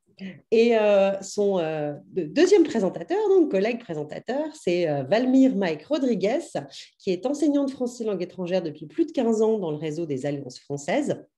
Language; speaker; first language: French; native; French